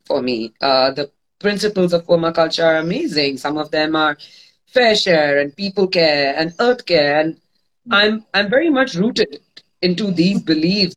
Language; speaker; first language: English; non-native, local second language; Gujarati